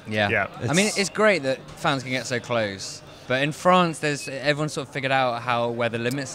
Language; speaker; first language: English; native; English